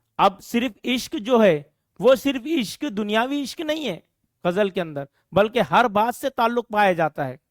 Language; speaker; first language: Urdu; native; Urdu